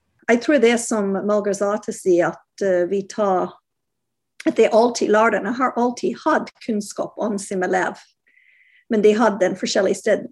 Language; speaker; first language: Norwegian; non-native, fluent; English